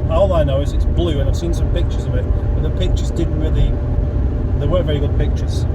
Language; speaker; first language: English; native; English